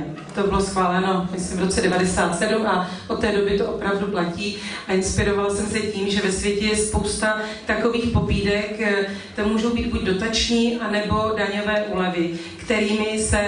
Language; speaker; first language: Czech; native; Czech